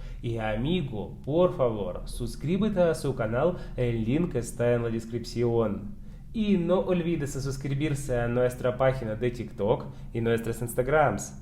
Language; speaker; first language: Spanish; non-native, fluent; Russian